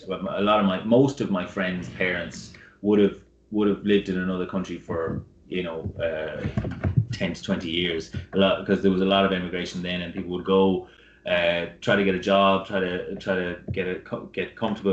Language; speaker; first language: English; native; English